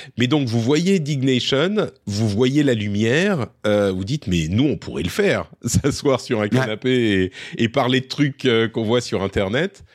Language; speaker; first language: French; native; French